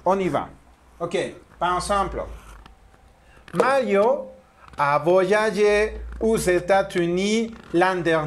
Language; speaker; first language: French; non-native, learner; Spanish